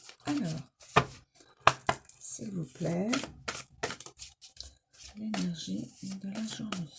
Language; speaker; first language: French; native; French